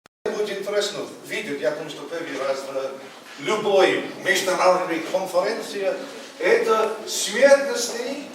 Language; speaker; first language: Russian; non-native, learner; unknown